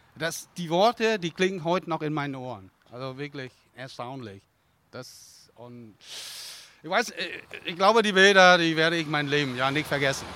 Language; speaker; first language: German; non-native, fluent; Vietnamese